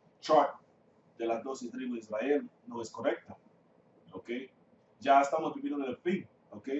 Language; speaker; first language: Spanish; non-native, fluent; English